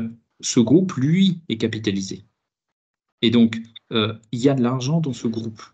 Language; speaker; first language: French; native; French